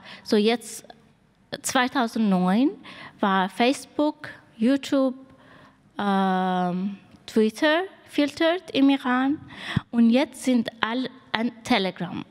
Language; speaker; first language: German; non-native, learner; Persian